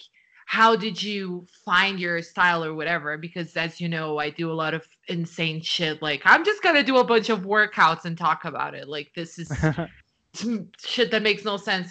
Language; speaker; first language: English; non-native, fluent; Portuguese